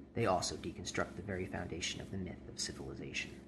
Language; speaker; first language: English; native; English